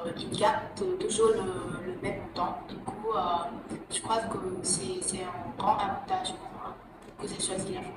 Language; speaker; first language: French; non-native, fluent; Vietnamese